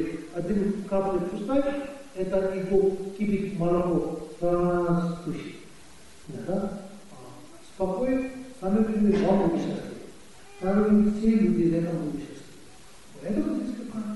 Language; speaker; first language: Russian; non-native, learner; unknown